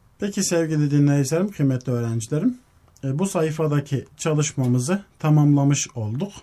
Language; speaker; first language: Turkish; native; Turkish